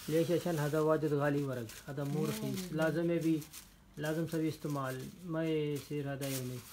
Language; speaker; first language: Arabic; non-native, learner; Urdu